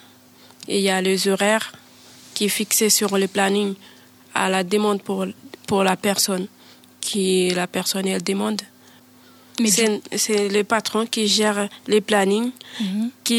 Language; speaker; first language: French; non-native, learner; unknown